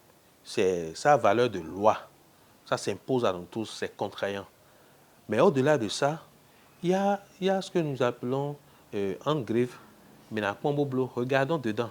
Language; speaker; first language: French; non-native, local second language; Fon